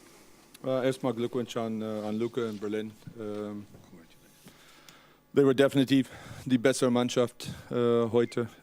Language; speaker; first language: German; non-native, learner; English